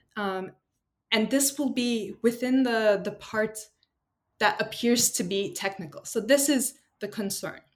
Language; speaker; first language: English; non-native, fluent; Turkish